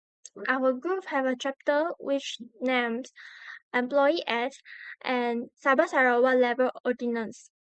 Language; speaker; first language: English; non-native, learner; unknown